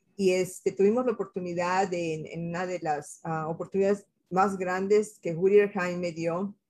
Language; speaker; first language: Spanish; native; Spanish